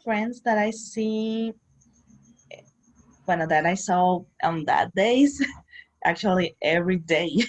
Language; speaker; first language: English; non-native, learner; Spanish